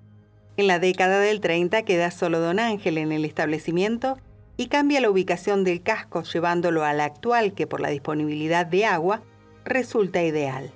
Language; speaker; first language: Spanish; native; Spanish